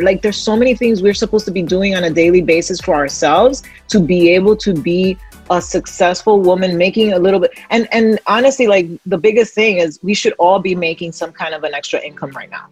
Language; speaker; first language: English; early bilingual, other home language; Spanish